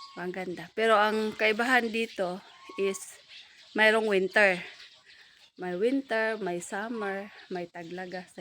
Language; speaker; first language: Filipino; non-native, local second language; Cebuano